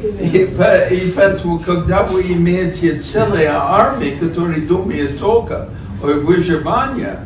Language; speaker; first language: Russian; non-native, fluent; English